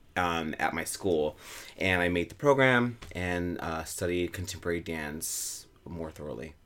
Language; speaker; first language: English; native; English